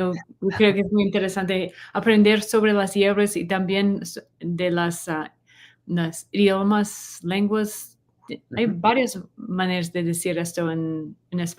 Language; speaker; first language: Spanish; non-native, fluent; English